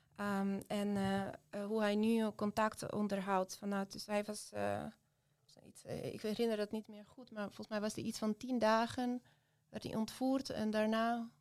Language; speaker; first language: Dutch; non-native, fluent; Ukrainian